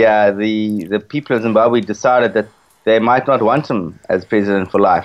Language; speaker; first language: English; native; English